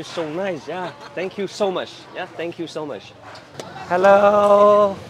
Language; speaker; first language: English; non-native, learner; Vietnamese